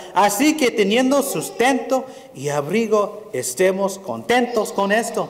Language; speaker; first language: Spanish; early bilingual, heritage; Spanish